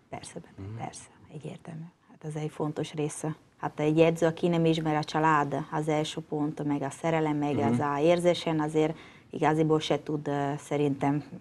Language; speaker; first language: Hungarian; non-native, learner; Italian